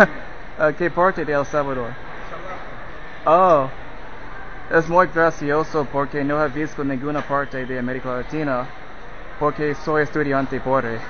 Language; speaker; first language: Spanish; non-native, learner; English